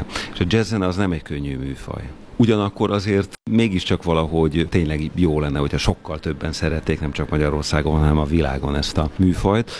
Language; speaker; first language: Hungarian; native; Hungarian